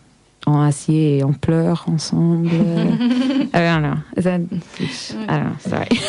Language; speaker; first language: French; non-native, learner; English